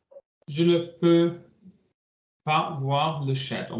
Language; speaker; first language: French; non-native, learner; English